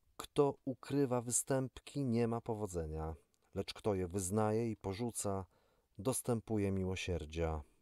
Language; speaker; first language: Polish; native; Polish